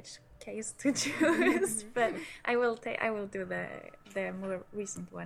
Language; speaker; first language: English; non-native, fluent; Icelandic